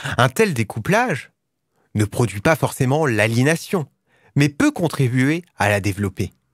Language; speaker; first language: French; native; French